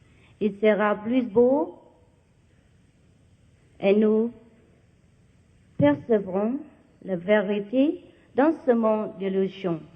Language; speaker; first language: French; non-native, fluent; Vietnamese